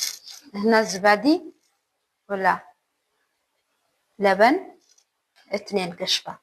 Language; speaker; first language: Arabic; non-native, learner; Amharic